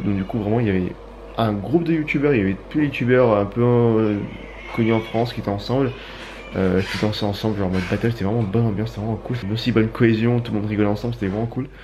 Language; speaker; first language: French; native; French